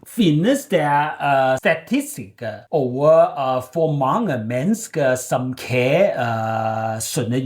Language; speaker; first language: Danish; non-native, learner; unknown